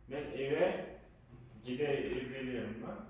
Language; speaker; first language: Turkish; non-native, learner; Uzbek